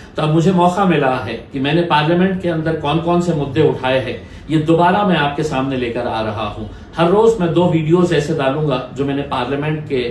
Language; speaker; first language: Urdu; native; Urdu